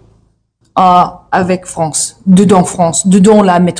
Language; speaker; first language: French; non-native, learner; English